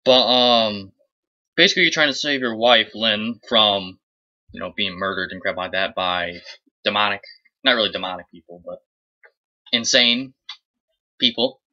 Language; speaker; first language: English; native; English